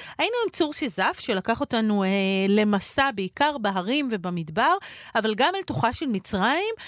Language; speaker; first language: Hebrew; native; Hebrew